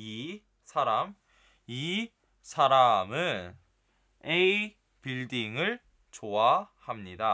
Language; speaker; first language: Korean; non-native, fluent; Chinese